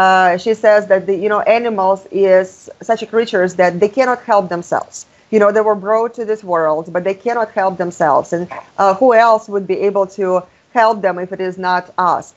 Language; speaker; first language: English; non-native, fluent; Russian